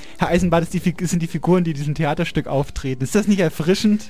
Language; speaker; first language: German; native; German